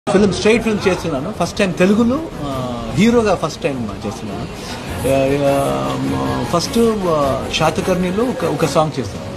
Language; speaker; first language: Telugu; non-native, fluent; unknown